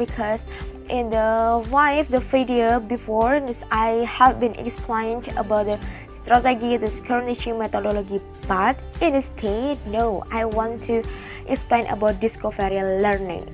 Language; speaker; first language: English; non-native, learner; Indonesian